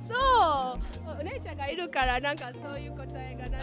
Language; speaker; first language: Japanese; non-native, learner; English